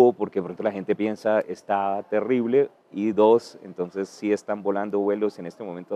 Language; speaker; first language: Spanish; native; Spanish